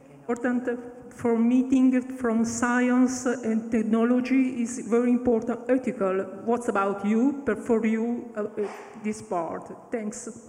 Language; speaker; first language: English; non-native, learner; Italian